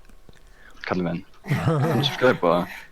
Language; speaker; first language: Icelandic; native; Icelandic